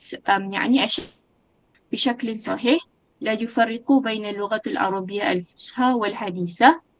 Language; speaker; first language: Arabic; non-native, learner; Malay